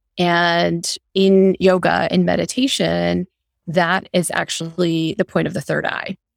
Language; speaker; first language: English; early bilingual, other home language; Hindi